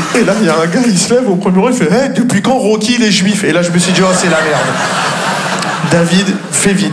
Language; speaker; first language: French; native; French